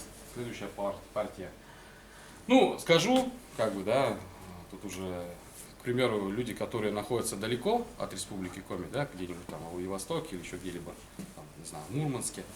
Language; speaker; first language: Russian; native; Russian